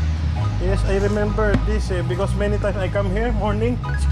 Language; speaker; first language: English; non-native, local second language; Filipino